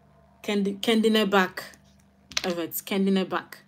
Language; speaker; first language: Turkish; non-native, learner; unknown